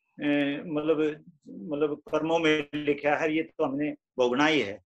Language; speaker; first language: Hindi; native; Hindi